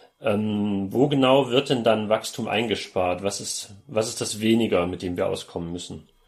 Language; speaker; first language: German; native; German